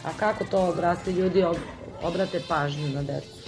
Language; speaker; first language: Serbian; native; Serbian